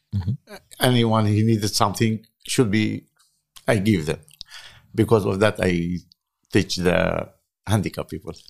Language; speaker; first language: German; non-native, learner; Arabic